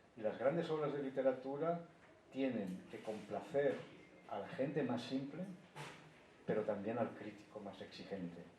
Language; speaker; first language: Spanish; native; Spanish